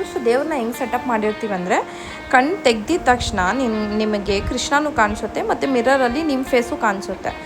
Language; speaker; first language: Kannada; non-native, local second language; Malayalam